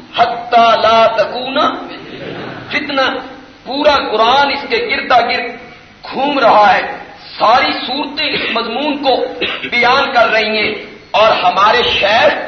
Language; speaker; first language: Urdu; non-native, local second language; Punjabi